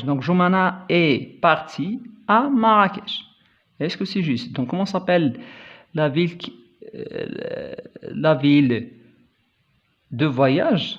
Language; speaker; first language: French; non-native, local second language; Arabic